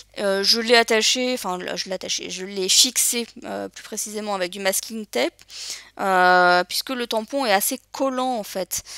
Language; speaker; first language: French; native; French